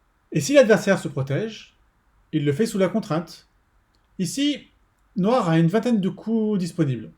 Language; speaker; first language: French; native; French